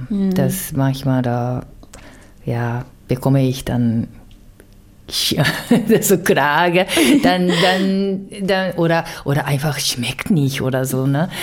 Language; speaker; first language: German; non-native, fluent; Japanese